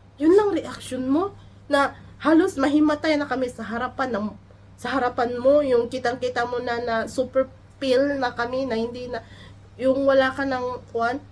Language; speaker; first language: Filipino; non-native, local second language; Cebuano